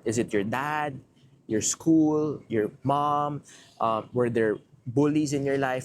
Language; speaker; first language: English; non-native, local second language; Filipino